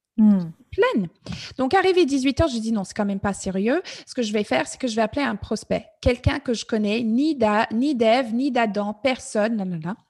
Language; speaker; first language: French; non-native, fluent; English